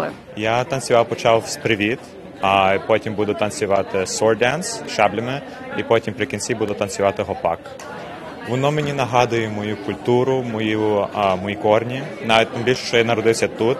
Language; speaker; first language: Ukrainian; early bilingual, heritage; Ukrainian